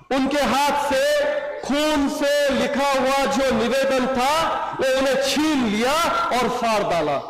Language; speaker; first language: Hindi; non-native, local second language; Marathi